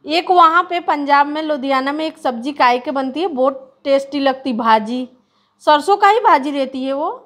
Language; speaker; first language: Hindi; native; Hindi